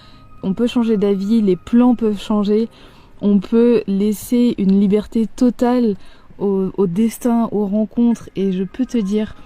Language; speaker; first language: French; native; French